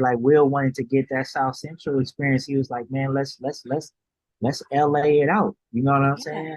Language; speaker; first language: English; native; English